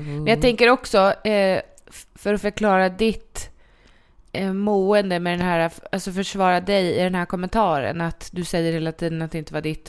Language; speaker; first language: Swedish; native; Swedish